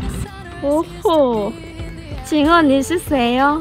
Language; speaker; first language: Chinese; non-native, learner; Korean